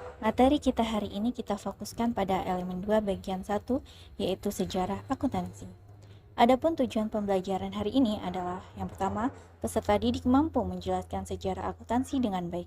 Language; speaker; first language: Indonesian; native; Indonesian